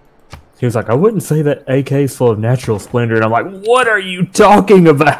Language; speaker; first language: English; native; English